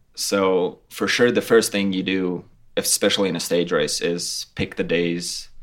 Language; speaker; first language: English; non-native, fluent; Latvian